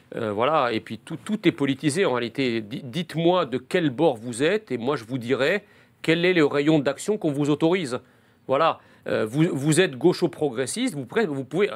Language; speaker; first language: French; early bilingual, other home language; Arabic